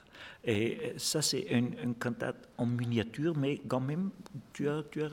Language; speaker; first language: French; non-native, fluent; German